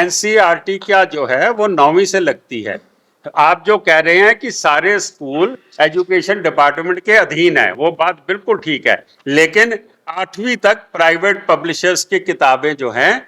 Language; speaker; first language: Hindi; non-native, local second language; Punjabi